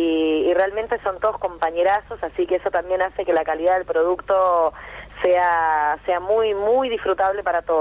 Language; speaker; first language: Spanish; native; Spanish